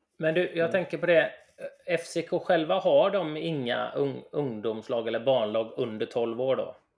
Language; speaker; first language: Swedish; native; Swedish